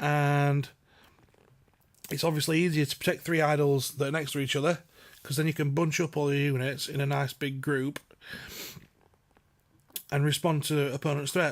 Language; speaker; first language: English; native; English